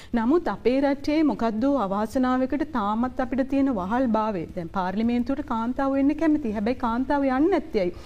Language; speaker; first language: Sinhala; native; Sinhala